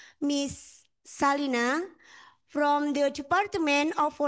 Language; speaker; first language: English; non-native, fluent; Indonesian